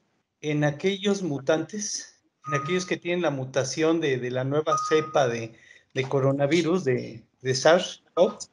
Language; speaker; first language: Spanish; native; Spanish